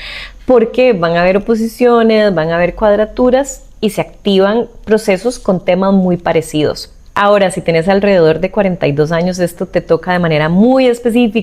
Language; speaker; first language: Spanish; native; Spanish